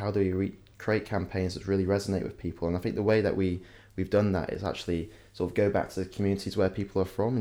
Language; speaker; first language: English; native; English